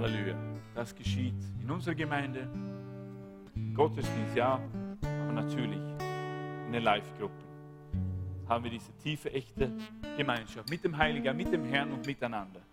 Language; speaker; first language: German; non-native, fluent; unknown